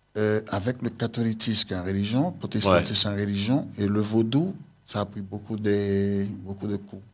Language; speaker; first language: French; native; French